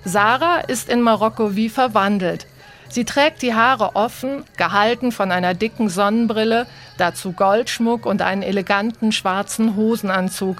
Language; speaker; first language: German; native; German